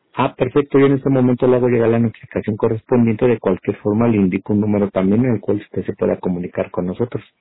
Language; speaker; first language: Spanish; native; Spanish